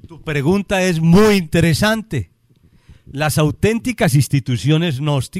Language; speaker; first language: Spanish; native; Spanish